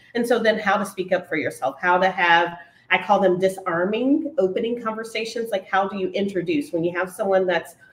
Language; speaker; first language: English; native; English